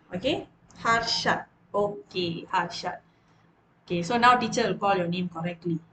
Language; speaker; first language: English; non-native, local second language; Malay